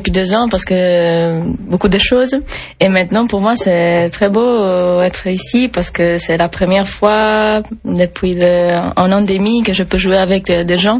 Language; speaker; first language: French; non-native, learner; Italian